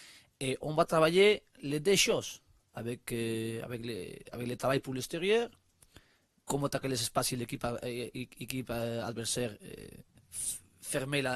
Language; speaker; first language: French; non-native, learner; Spanish